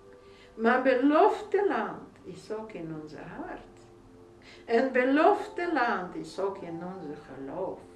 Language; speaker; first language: Dutch; non-native, fluent; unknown